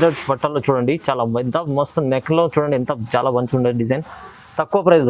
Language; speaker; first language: Telugu; native; Telugu